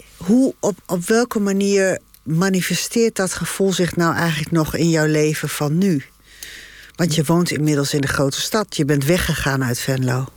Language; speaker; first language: Dutch; native; Dutch